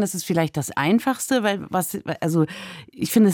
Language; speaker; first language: German; native; German